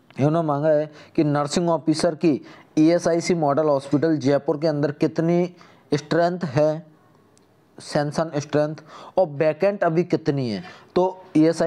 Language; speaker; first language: Hindi; native; Hindi